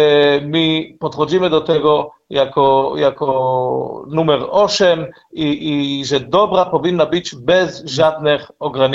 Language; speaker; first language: Polish; non-native, learner; Hebrew